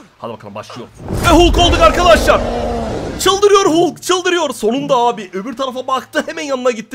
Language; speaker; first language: Turkish; native; Turkish